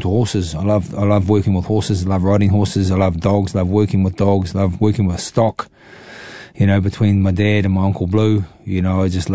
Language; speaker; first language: English; native; English